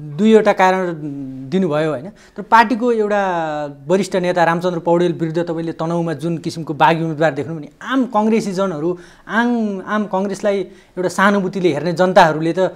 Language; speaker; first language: Nepali; native; Nepali